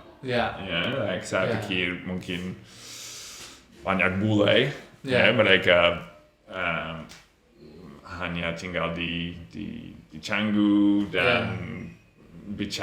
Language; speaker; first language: Indonesian; non-native, learner; English